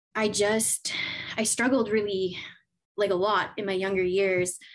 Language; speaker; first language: English; native; English